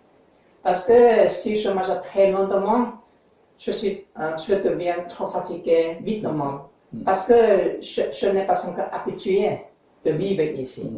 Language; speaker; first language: French; non-native, learner; English